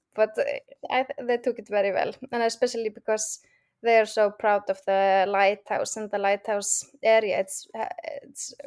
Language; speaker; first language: English; non-native, fluent; Icelandic